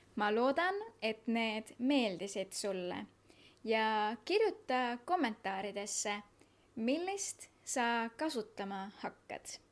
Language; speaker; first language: Estonian; native; Estonian